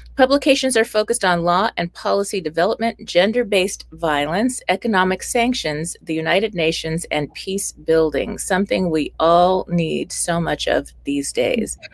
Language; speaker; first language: English; native; English